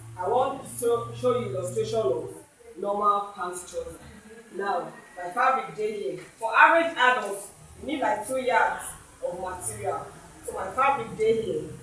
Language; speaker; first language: Nigerian Pidgin; native; Nigerian Pidgin